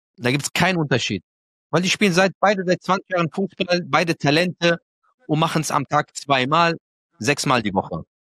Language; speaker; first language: German; early bilingual, other home language; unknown